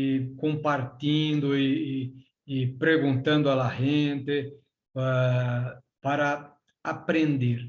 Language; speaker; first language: Spanish; non-native, learner; Portuguese